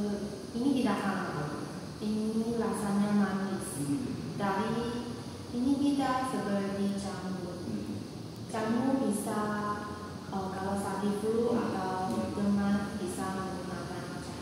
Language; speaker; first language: Indonesian; non-native, learner; Chinese